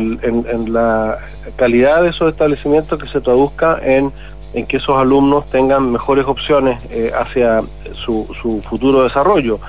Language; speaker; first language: Spanish; native; Spanish